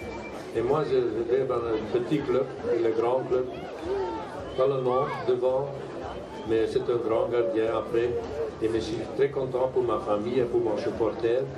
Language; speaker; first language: French; non-native, local second language; Dutch